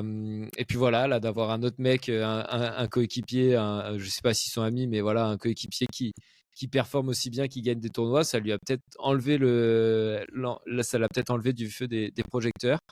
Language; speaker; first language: French; native; French